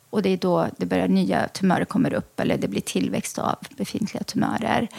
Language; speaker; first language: Swedish; early bilingual, other home language; Arabic